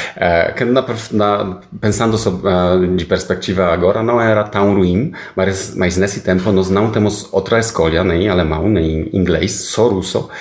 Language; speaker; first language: Portuguese; non-native, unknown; Polish